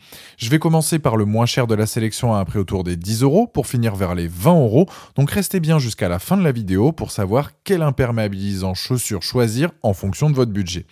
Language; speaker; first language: French; native; French